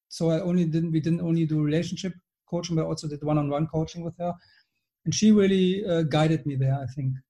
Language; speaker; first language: English; non-native, fluent; German